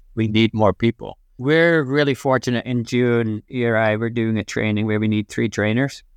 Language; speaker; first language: English; non-native, fluent; Dutch